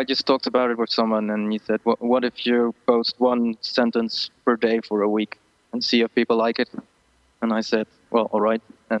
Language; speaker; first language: English; non-native, fluent; Dutch